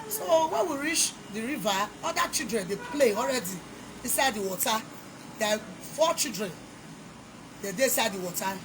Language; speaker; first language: Nigerian Pidgin; non-native, local second language; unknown